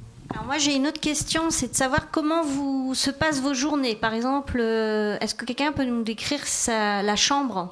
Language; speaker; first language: French; native; French